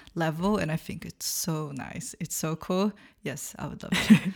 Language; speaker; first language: English; non-native, fluent; Portuguese